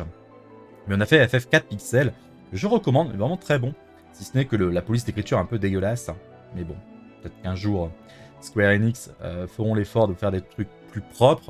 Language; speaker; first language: French; native; French